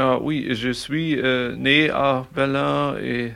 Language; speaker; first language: French; non-native, learner; German